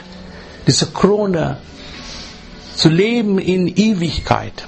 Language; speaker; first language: German; non-native, learner; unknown